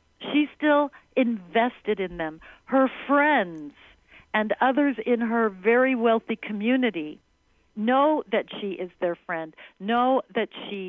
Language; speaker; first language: English; early bilingual, other home language; Spanish